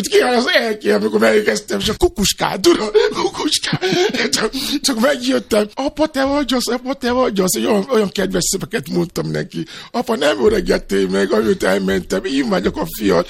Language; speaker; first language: Hungarian; non-native, learner; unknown